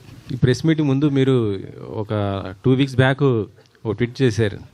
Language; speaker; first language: Telugu; native; Telugu